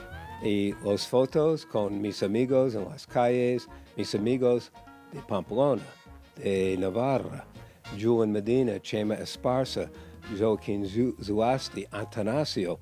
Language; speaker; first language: Spanish; non-native, learner; English